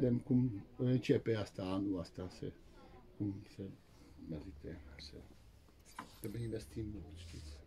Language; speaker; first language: Romanian; non-native, local second language; Hungarian